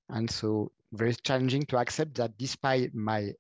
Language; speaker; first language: English; non-native, fluent; French